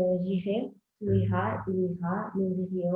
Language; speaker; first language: French; non-native, learner; Portuguese